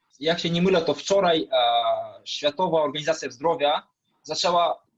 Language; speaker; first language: Polish; non-native, fluent; Russian